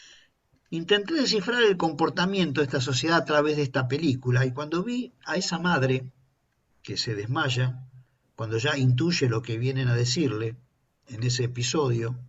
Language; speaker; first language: Spanish; native; Spanish